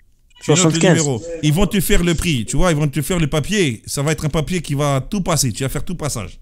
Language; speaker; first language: French; native; French